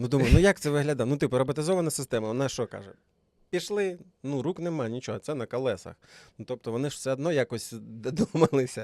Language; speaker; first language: Ukrainian; native; Ukrainian